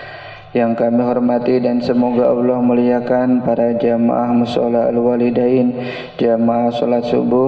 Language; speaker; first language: Indonesian; native; Indonesian